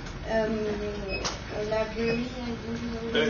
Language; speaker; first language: English; non-native, learner; French